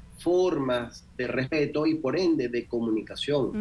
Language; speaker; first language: Spanish; native; Spanish